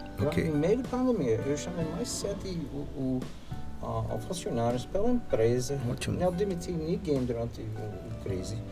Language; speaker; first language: Portuguese; non-native, fluent; English